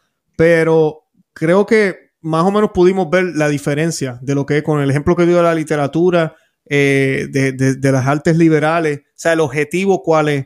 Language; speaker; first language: Spanish; native; Spanish